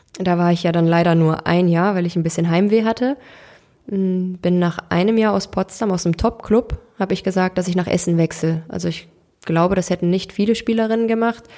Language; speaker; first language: German; early bilingual, other home language; Turkish